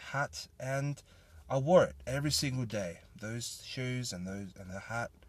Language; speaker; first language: English; native; English